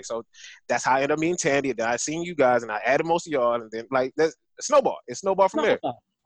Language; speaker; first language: English; native; English